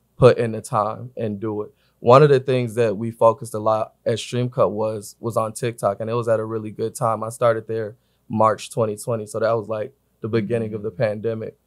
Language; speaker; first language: English; native; English